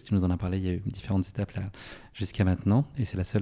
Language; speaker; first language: French; native; French